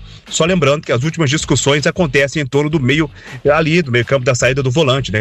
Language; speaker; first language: Portuguese; native; Portuguese